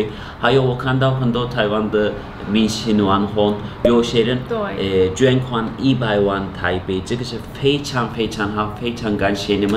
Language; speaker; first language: Chinese; non-native, fluent; Turkish